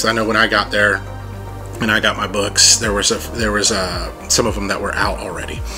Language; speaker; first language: English; native; English